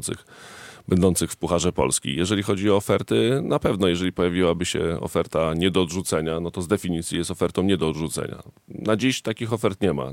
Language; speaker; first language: Polish; native; Polish